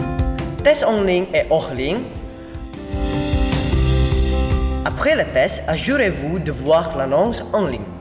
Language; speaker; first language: French; non-native, learner; Indonesian